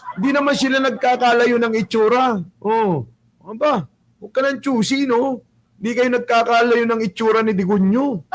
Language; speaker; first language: Filipino; non-native, local second language; Pangasinan